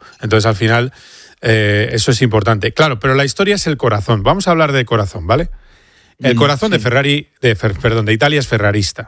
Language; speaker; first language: Spanish; native; Spanish